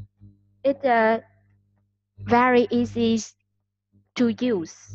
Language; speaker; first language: English; non-native, learner; Vietnamese